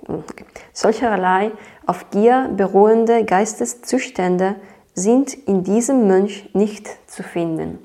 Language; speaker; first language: German; non-native, fluent; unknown